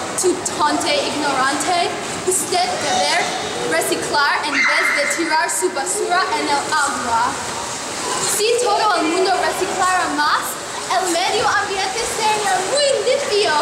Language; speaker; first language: Spanish; non-native, learner; English